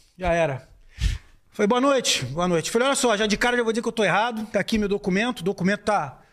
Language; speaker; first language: Portuguese; native; Portuguese